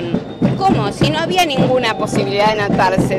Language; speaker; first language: Spanish; native; Spanish